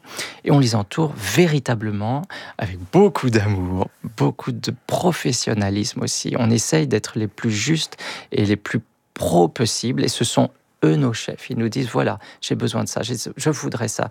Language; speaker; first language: French; native; French